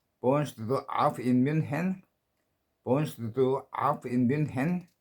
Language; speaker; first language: German; non-native, learner; Korean